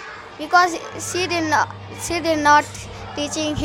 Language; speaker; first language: English; non-native, learner; Hindi